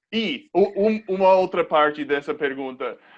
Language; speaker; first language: Portuguese; non-native, fluent; English